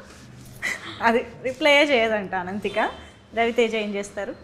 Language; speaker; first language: Telugu; native; Telugu